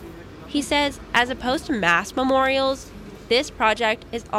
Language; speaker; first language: English; native; English